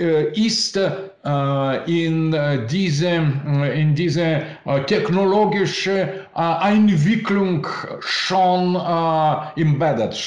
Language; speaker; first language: German; non-native, learner; Russian